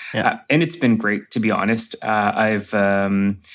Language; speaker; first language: English; native; English